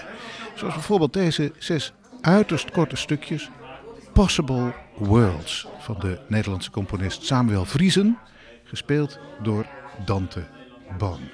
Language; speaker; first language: Dutch; native; Dutch